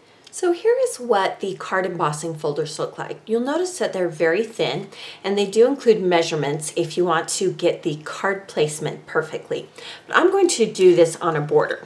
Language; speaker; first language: English; native; English